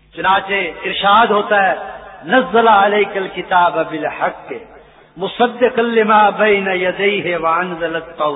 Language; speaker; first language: Urdu; non-native, local second language; Punjabi